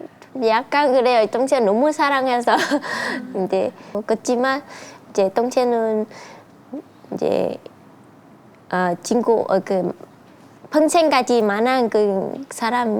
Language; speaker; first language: Korean; non-native, learner; Vietnamese